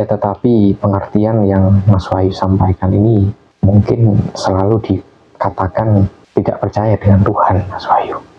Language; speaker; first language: Indonesian; native; Indonesian